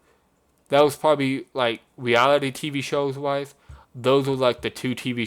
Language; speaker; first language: English; native; English